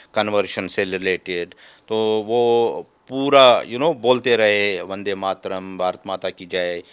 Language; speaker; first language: Hindi; native; Hindi